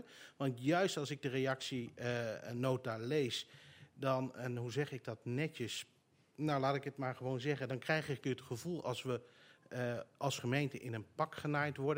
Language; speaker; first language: Dutch; native; Dutch